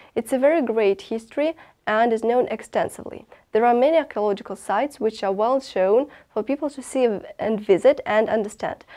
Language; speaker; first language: English; non-native, fluent; Russian